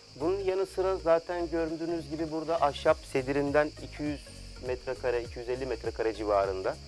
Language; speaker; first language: Turkish; native; Turkish